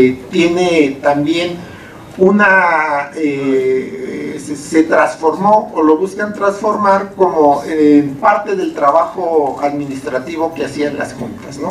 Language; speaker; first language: Spanish; native; Spanish